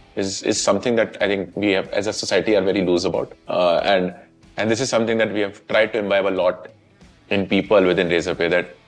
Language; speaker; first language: English; non-native, local second language; Hindi